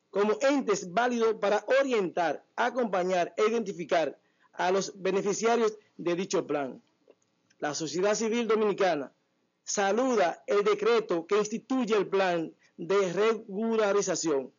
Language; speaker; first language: Spanish; native; Spanish